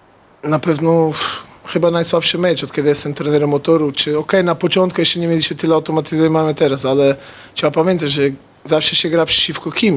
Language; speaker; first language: Polish; non-native, fluent; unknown